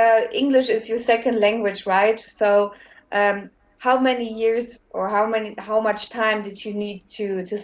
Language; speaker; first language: English; non-native, fluent; German